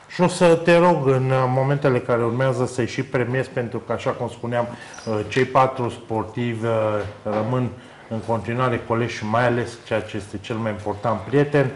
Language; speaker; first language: Romanian; native; Romanian